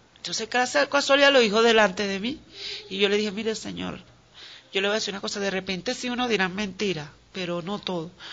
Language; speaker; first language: Spanish; native; Spanish